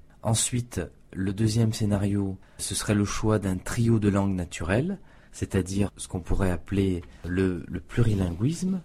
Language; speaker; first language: French; native; French